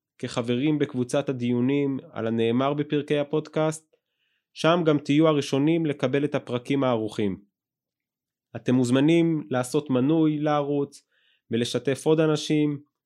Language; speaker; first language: Hebrew; native; Hebrew